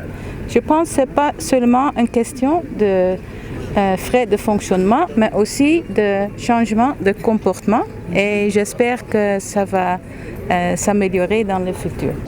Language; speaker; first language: French; non-native, fluent; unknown